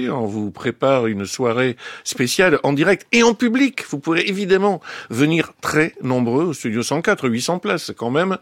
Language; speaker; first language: French; native; French